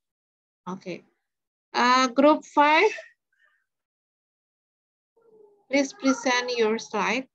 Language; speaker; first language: English; non-native, fluent; Indonesian